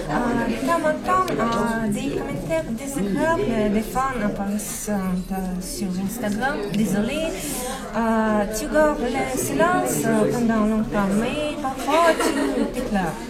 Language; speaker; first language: French; non-native, fluent; Russian